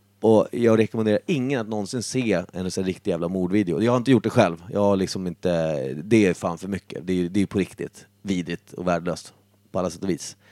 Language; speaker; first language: Swedish; native; Swedish